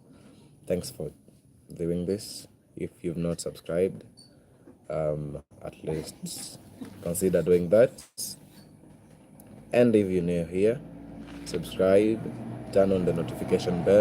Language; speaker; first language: English; non-native, local second language; Swahili